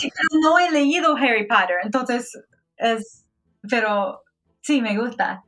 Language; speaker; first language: Spanish; non-native, fluent; English